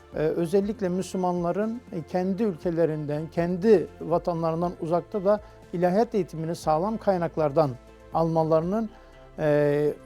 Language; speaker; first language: Turkish; native; Turkish